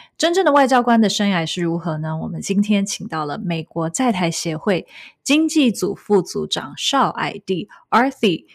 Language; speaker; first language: Chinese; native; Chinese